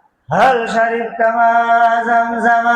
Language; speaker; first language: Arabic; non-native, fluent; Bangla